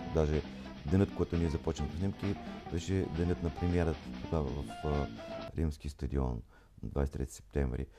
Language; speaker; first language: Bulgarian; native; Bulgarian